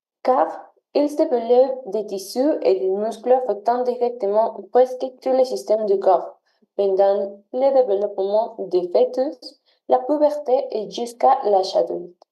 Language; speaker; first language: French; non-native, learner; Spanish